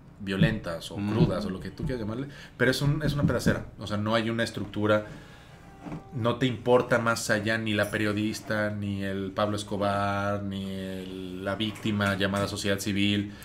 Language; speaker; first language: Spanish; native; Spanish